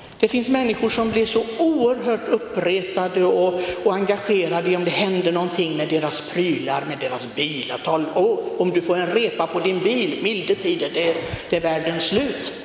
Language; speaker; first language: Swedish; non-native, fluent; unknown